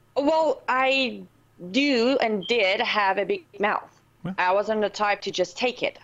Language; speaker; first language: English; non-native, fluent; Persian